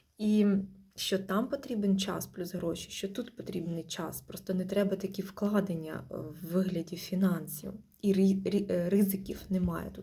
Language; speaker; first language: Ukrainian; non-native, local second language; Russian